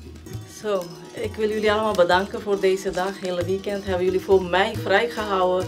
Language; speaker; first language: Dutch; early bilingual, other home language; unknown